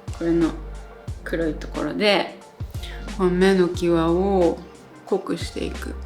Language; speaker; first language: Japanese; native; Japanese